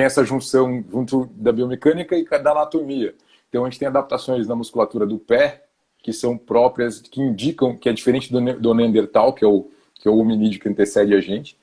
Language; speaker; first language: Portuguese; native; Portuguese